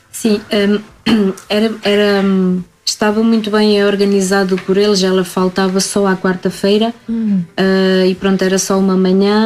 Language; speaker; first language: Portuguese; native; Portuguese